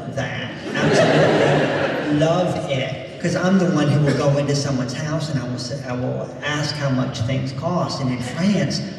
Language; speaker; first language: English; native; English